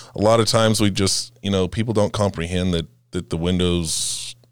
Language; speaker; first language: English; native; English